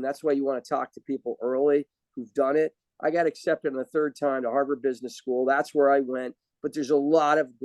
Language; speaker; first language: English; native; English